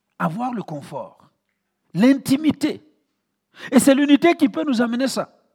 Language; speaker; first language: French; non-native, local second language; Mossi